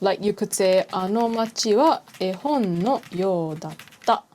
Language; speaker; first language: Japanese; non-native, fluent; English